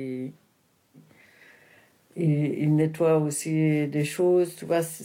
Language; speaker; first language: French; non-native, fluent; Spanish